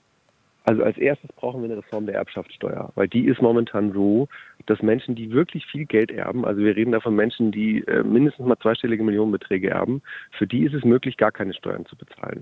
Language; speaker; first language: German; native; German